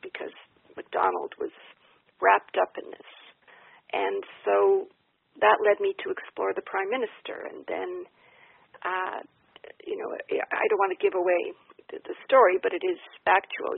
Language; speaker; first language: English; native; English